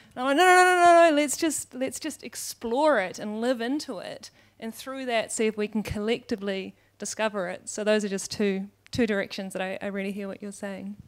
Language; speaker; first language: English; native; English